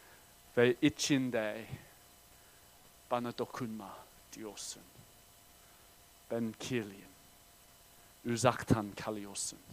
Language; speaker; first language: Turkish; non-native, fluent; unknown